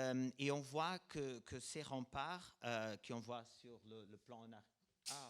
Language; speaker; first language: French; non-native, fluent; Portuguese